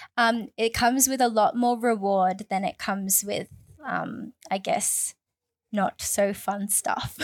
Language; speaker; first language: English; early bilingual, other home language; Filipino